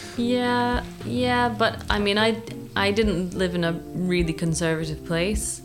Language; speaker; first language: English; native; English